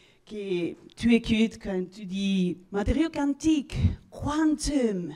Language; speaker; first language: French; non-native, learner; Spanish